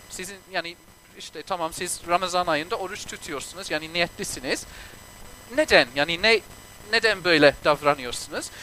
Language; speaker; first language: Turkish; non-native, fluent; English